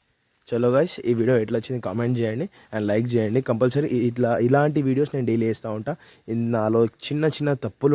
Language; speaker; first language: Telugu; non-native, local second language; Hindi